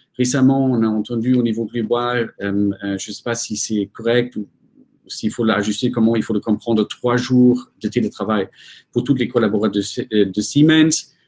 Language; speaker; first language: French; non-native, fluent; German